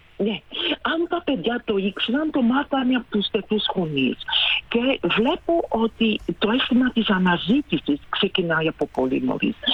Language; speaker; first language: Greek; non-native, fluent; Dutch